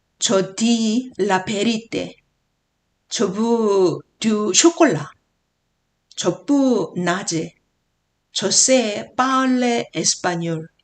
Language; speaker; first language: French; non-native, learner; Korean